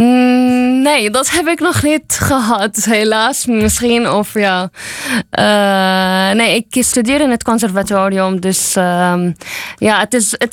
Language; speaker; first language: Dutch; non-native, fluent; Arabic